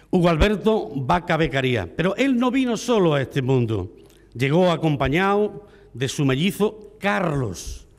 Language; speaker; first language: Spanish; native; Spanish